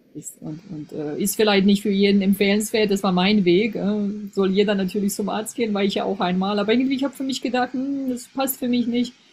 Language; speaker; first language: German; non-native, fluent; Bosnian